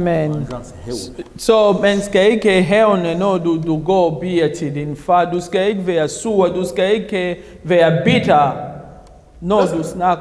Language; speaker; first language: Danish; non-native, fluent; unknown